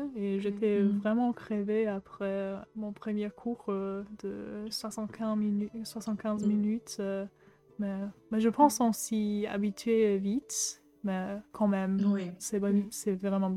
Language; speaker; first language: French; non-native, fluent; German